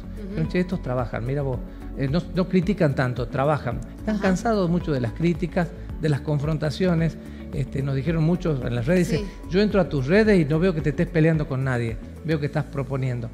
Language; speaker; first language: Spanish; native; Spanish